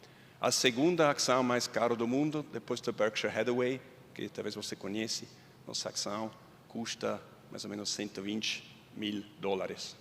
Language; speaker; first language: Portuguese; non-native, fluent; Swiss German